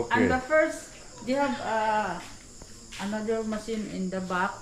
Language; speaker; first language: English; non-native, learner; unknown